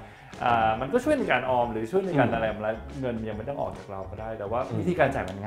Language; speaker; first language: Thai; native; Thai